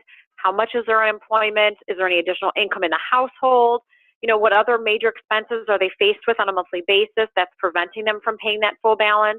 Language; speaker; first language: English; native; English